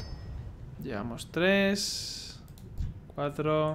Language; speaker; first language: Spanish; native; Spanish